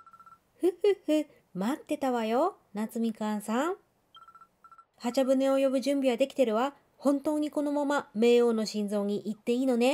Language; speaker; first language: Japanese; native; Japanese